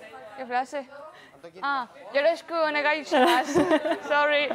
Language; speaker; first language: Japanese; non-native, learner; Spanish